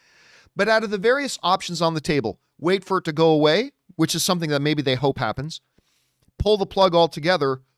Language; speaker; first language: English; native; English